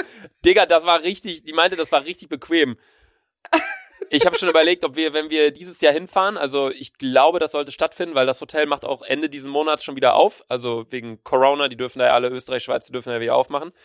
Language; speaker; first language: German; native; German